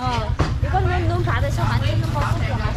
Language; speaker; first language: Korean; non-native, learner; Vietnamese